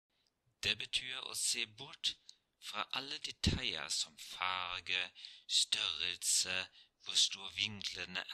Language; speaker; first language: Norwegian; non-native, fluent; German